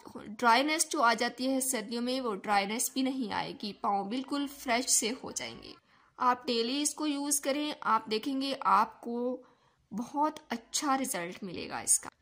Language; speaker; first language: Urdu; native; Urdu